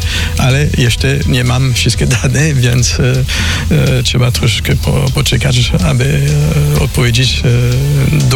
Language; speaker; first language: Polish; non-native, fluent; French